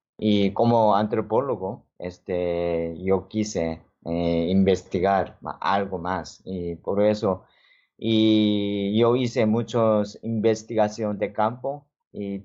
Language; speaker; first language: Spanish; non-native, learner; Korean